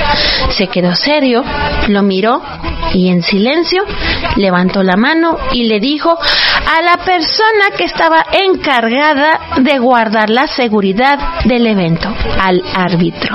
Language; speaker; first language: Spanish; native; Spanish